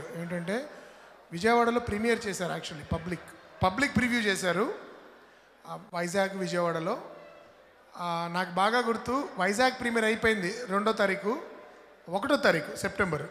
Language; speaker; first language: Telugu; native; Telugu